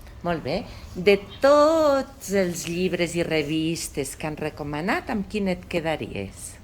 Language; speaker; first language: Catalan; native; Catalan